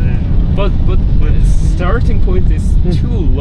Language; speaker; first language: English; non-native, learner; Korean